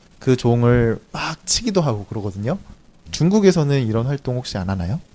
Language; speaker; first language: Korean; native; Korean